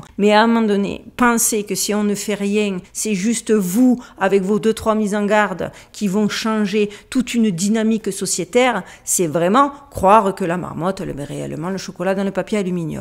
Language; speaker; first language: French; native; French